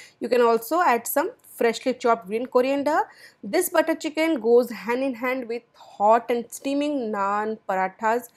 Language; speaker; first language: English; non-native, local second language; Odia